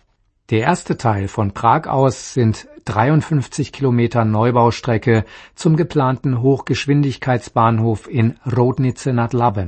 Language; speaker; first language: German; native; German